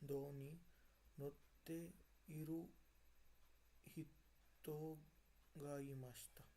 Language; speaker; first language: Japanese; non-native, learner; Marathi